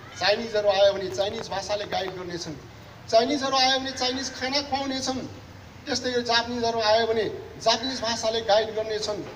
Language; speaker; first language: Nepali; non-native, local second language; Newari